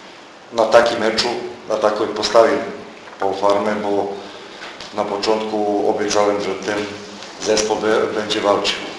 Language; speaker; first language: Polish; non-native, fluent; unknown